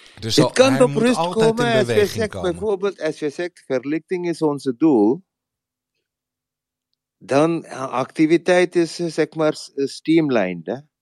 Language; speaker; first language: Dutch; non-native, learner; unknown